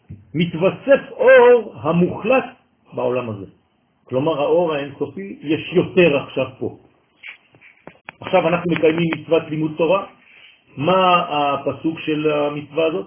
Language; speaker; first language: Hebrew; non-native, fluent; French